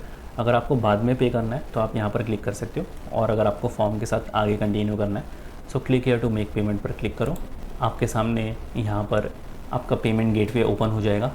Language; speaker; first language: Hindi; native; Hindi